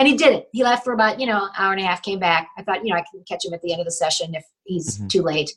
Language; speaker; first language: English; native; English